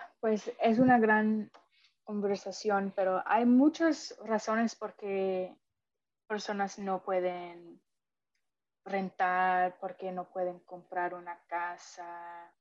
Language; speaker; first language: Spanish; early bilingual, heritage; Spanish